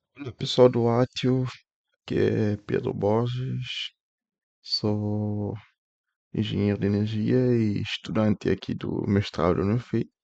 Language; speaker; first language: Portuguese; non-native, local second language; Kabuverdianu